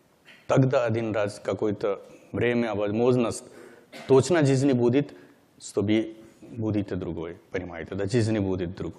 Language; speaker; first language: Russian; non-native, learner; Hindi